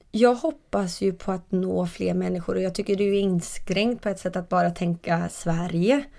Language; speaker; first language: Swedish; native; Swedish